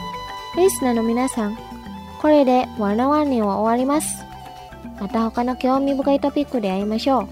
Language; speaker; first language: Japanese; non-native, fluent; Indonesian